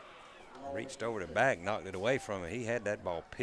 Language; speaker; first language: English; native; English